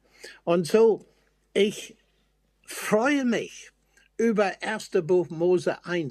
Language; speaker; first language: German; non-native, fluent; English